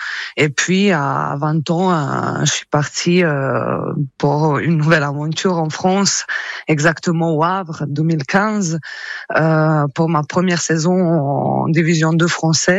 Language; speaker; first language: French; non-native, fluent; Croatian